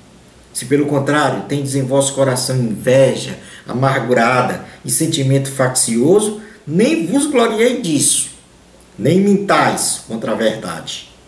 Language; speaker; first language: Portuguese; native; Portuguese